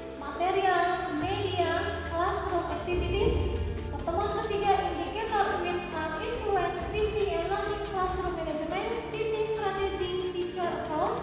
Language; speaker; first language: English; non-native, fluent; Indonesian